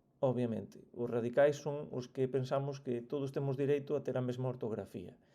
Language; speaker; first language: Galician; native; Galician